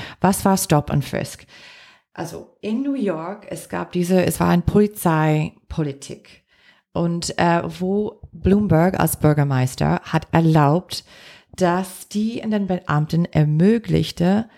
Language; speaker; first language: German; non-native, fluent; English